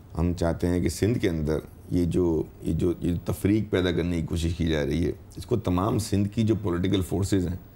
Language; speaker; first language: Urdu; native; Urdu